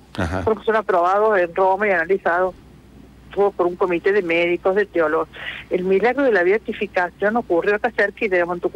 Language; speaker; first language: Spanish; native; Spanish